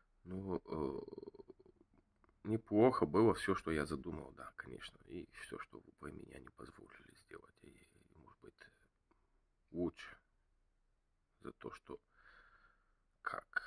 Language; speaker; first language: Russian; non-native, learner; Bulgarian